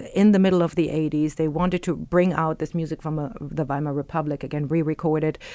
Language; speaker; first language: English; non-native, fluent; German